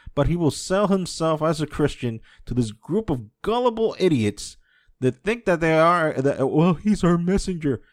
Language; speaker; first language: English; native; English